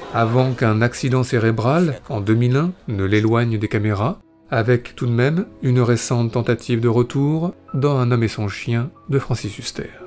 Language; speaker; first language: French; native; French